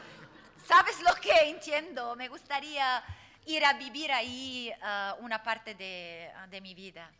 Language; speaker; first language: Spanish; non-native, fluent; Arabic